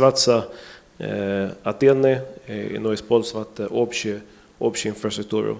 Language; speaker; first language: Russian; non-native, fluent; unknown